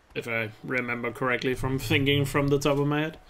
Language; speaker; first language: English; non-native, fluent; Danish